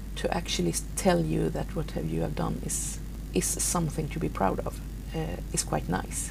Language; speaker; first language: English; non-native, fluent; Swedish